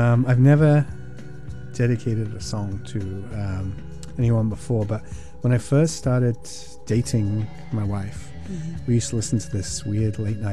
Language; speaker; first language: English; native; English